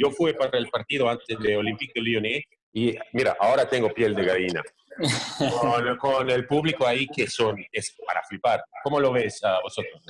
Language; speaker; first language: Spanish; non-native, fluent; Croatian